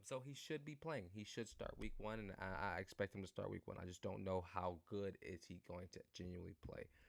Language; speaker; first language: English; native; English